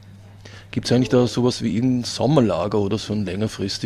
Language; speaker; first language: German; native; German